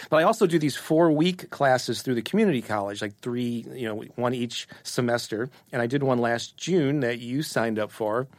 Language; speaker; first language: English; native; English